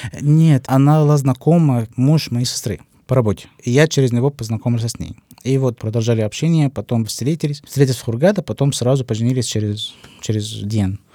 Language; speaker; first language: Russian; non-native, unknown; Arabic